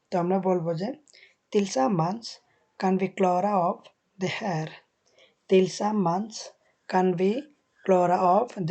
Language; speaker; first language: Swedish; non-native, fluent; Bangla